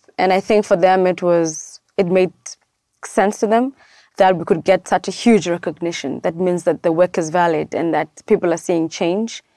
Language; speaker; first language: English; non-native, local second language; Xhosa